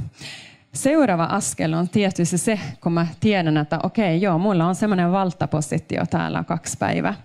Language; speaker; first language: Finnish; non-native, local second language; Swedish